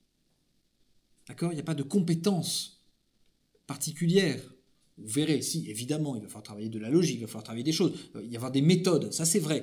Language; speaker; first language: French; native; French